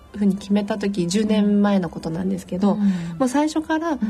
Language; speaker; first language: Japanese; native; Japanese